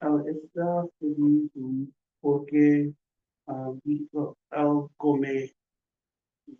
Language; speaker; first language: Spanish; non-native, learner; English